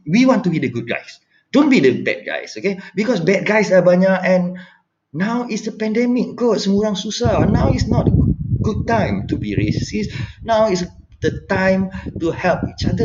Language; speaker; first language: English; non-native, local second language; Malay